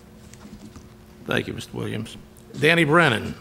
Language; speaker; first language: English; native; English